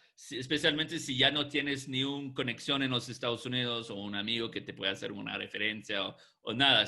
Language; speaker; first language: Spanish; non-native, fluent; English